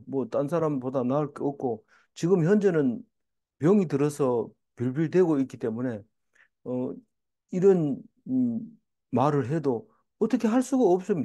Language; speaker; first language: Korean; native; Korean